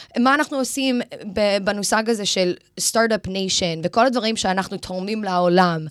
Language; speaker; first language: Hebrew; early bilingual, other home language; English